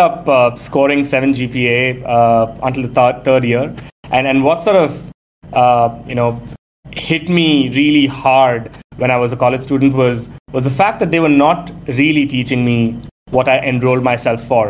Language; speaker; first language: English; non-native, local second language; Tamil